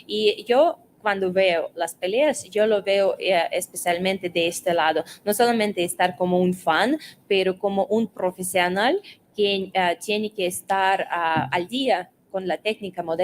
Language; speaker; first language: Spanish; non-native, fluent; Russian